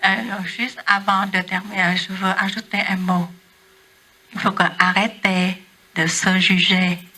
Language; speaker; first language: French; non-native, learner; Vietnamese